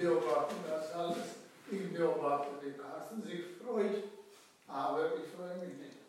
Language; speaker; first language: German; non-native, fluent; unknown